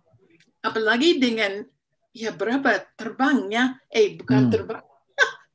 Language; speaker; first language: Indonesian; non-native, fluent; English